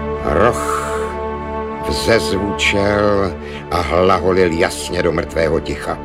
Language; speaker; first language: Czech; native; Czech